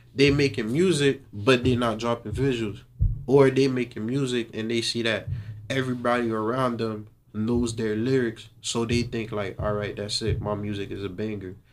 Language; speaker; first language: English; early bilingual, other home language; Haitian Creole